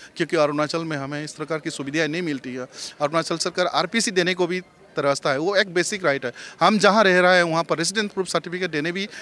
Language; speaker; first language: Hindi; non-native, local second language; Chakma